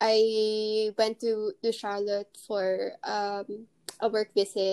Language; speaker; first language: English; non-native, local second language; Filipino